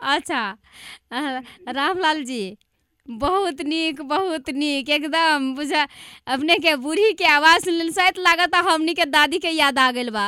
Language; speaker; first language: Bhojpuri; non-native, local second language; Maithili